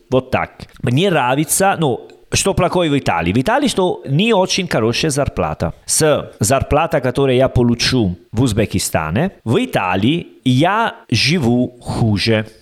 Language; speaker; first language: Russian; non-native, learner; Italian